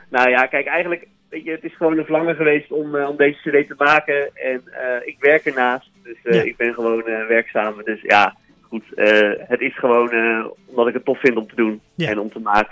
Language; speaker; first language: Dutch; native; Dutch